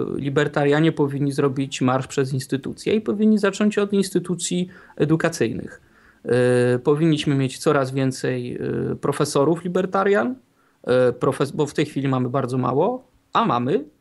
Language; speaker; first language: Polish; native; Polish